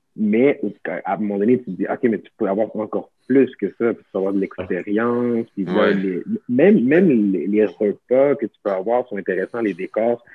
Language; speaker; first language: French; native; French